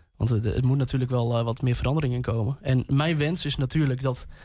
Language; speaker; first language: Dutch; native; Dutch